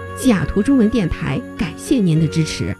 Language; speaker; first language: Chinese; native; Chinese